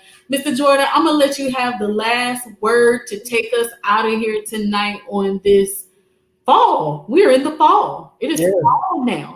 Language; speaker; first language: English; native; English